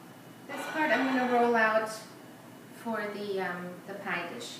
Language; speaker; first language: English; non-native, fluent; German